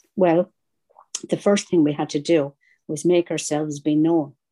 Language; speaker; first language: English; native; English